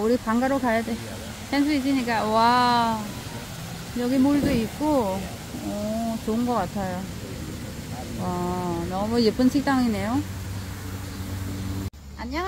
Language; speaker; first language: Korean; non-native, learner; Vietnamese